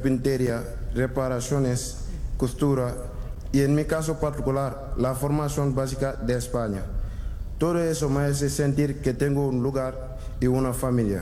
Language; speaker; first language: Spanish; non-native, learner; Wolof